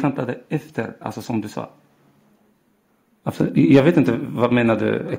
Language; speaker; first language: Swedish; non-native, learner; Arabic